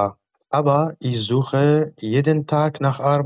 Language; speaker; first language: German; non-native, learner; Arabic